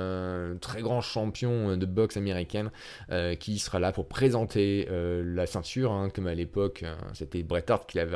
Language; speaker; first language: French; native; French